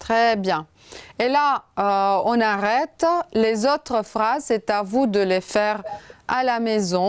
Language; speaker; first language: French; non-native, fluent; Romanian